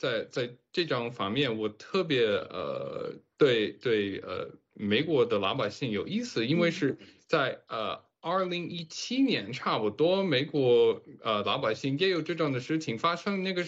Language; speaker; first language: Chinese; non-native, fluent; English